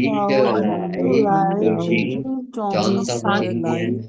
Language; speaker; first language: Chinese; non-native, learner; Sinhala